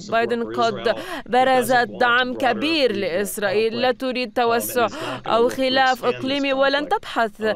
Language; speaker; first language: Arabic; non-native, fluent; English